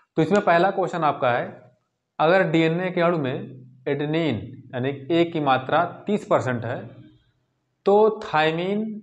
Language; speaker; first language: Hindi; native; Hindi